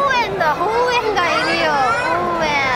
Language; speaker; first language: Japanese; native; Japanese